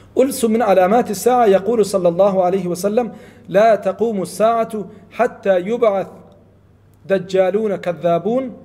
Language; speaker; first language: Arabic; non-native, fluent; Malay